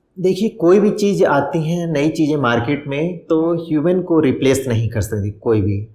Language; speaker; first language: Hindi; non-native, local second language; Bhojpuri